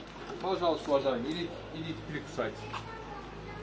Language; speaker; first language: Russian; non-native, learner; Turkish